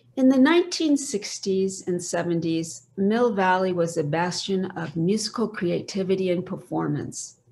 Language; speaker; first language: English; native; English